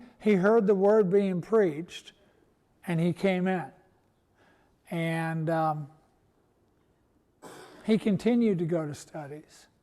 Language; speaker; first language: English; native; English